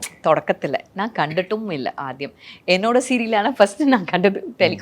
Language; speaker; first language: Malayalam; non-native, learner; Tamil